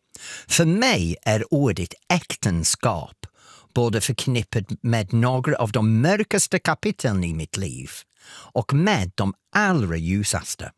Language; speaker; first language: Swedish; non-native, fluent; English